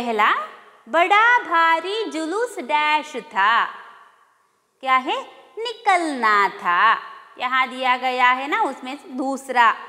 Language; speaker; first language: Hindi; non-native, local second language; Kannada